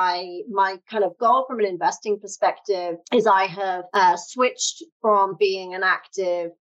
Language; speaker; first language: English; native; English